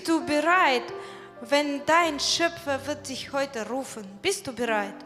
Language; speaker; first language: German; non-native, fluent; Russian